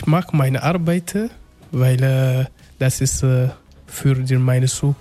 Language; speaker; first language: German; non-native, learner; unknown